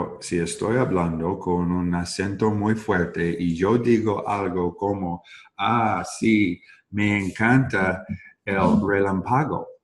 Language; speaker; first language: Spanish; non-native, learner; English